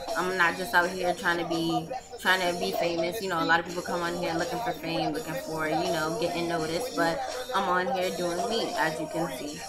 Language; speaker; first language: English; native; English